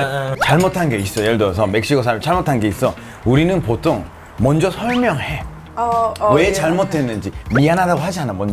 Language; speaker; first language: Korean; non-native, learner; Spanish